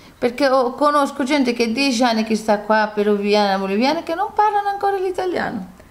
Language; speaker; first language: Italian; non-native, fluent; Portuguese